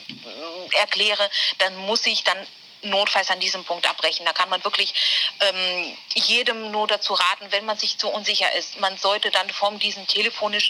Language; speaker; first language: German; native; German